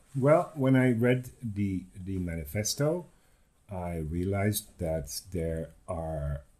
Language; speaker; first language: English; non-native, fluent; Dutch